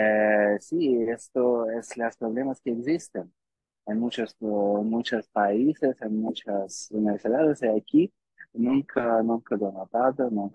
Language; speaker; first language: Spanish; non-native, learner; Russian